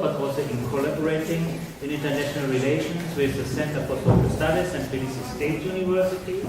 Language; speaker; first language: English; non-native, fluent; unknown